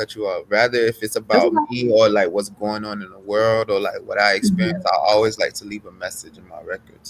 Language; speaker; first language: English; native; English